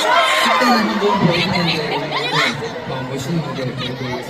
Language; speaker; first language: Korean; non-native, fluent; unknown